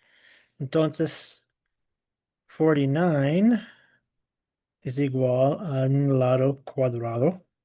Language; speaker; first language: Spanish; non-native, fluent; English